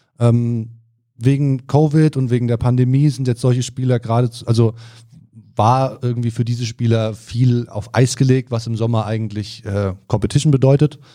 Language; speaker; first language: German; native; German